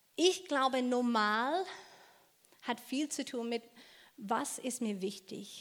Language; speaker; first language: German; non-native, fluent; English